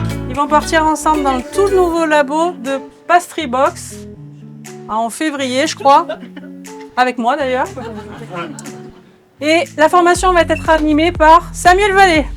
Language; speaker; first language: French; native; French